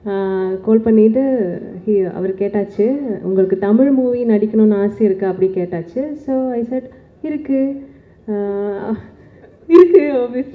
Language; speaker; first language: Tamil; non-native, learner; Malayalam